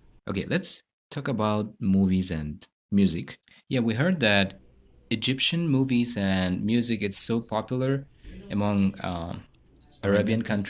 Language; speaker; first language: English; non-native, fluent; Tajik